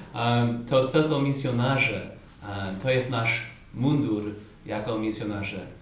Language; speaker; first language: Polish; non-native, fluent; English